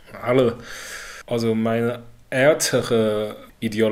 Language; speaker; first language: German; non-native, learner; Chinese